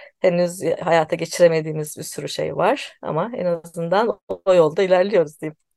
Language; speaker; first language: Turkish; native; Turkish